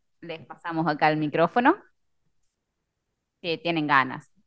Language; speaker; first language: Spanish; native; Spanish